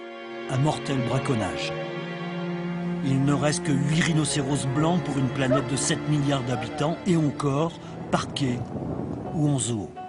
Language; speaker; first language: French; native; French